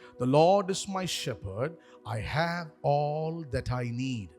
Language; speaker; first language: English; non-native, local second language; Tamil